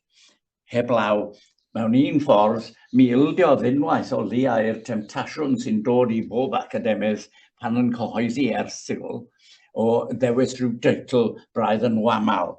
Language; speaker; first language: Welsh; native; Welsh